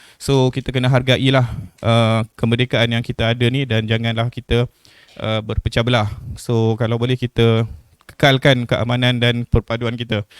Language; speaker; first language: Malay; native; Malay